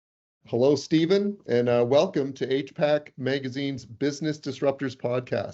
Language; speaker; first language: English; native; English